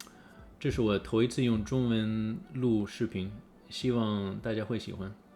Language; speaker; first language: Chinese; early bilingual, heritage; English